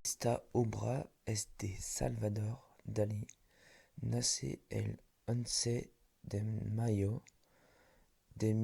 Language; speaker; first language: Spanish; non-native, learner; French